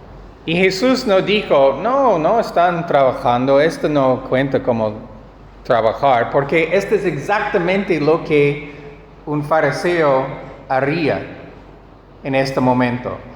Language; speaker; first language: Spanish; non-native, fluent; English